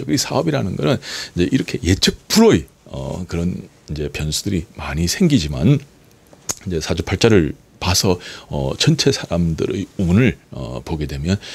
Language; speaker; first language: Korean; native; Korean